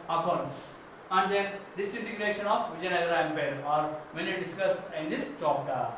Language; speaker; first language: English; non-native, local second language; Kannada